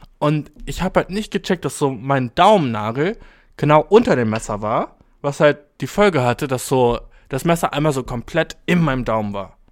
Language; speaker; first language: German; early bilingual, other home language; Albanian